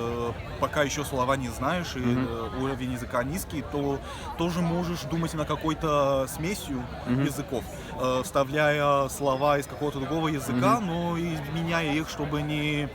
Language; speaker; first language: Russian; early bilingual, other home language; Bulgarian